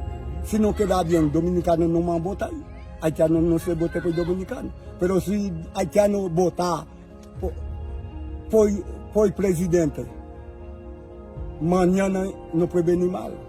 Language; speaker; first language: Spanish; non-native, learner; Haitian Creole